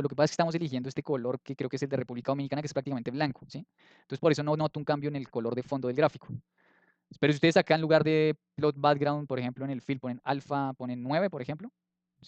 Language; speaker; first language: Spanish; native; Spanish